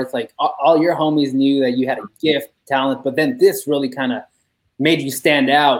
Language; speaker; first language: English; early bilingual, other home language; Spanish